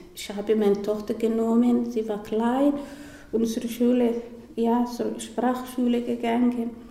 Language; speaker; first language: German; non-native, learner; Somali